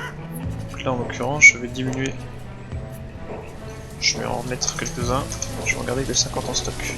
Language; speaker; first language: French; native; French